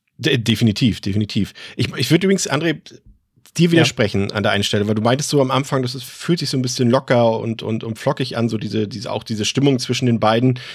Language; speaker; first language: German; native; German